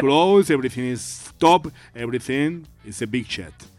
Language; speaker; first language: English; non-native, learner; Spanish